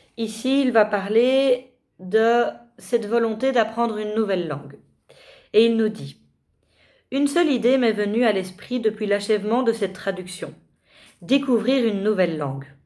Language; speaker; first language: French; native; French